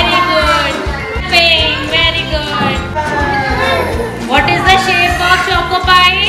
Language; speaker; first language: English; non-native, local second language; Hindi